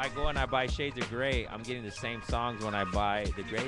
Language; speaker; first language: English; native; English